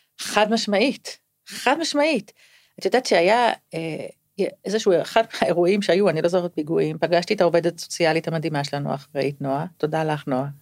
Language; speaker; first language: Hebrew; early bilingual, other home language; English